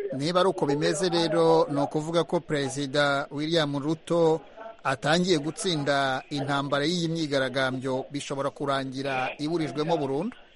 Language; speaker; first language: Kinyarwanda; native; Kinyarwanda